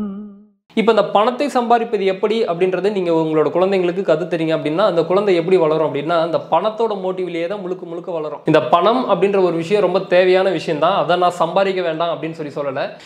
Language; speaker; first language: Tamil; native; Tamil